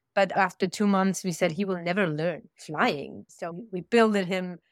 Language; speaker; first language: English; non-native, fluent; German